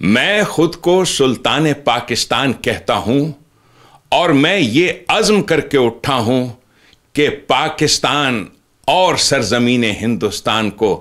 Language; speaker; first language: Urdu; native; Urdu